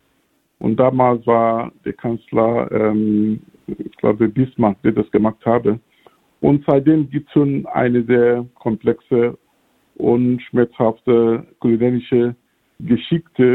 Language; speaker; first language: German; non-native, fluent; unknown